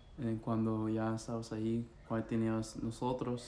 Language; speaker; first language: Spanish; early bilingual, heritage; Spanish